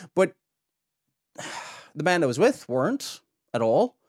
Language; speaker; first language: English; native; English